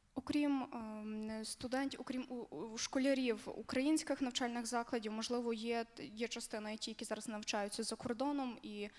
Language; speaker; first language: Ukrainian; native; Ukrainian